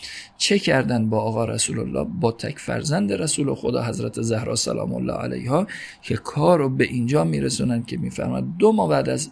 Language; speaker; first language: Persian; native; Persian